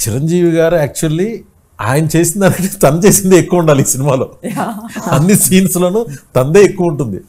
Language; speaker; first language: Telugu; native; Telugu